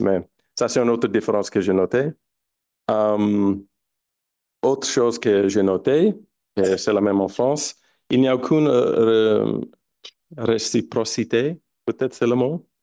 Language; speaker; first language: French; non-native, fluent; English